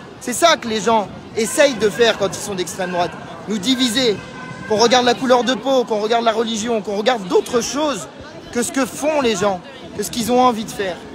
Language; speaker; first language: French; native; French